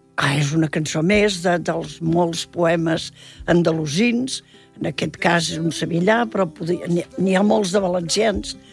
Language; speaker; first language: Catalan; native; Catalan